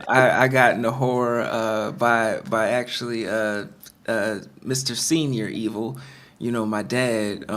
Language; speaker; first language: English; native; English